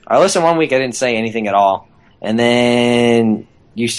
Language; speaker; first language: English; native; English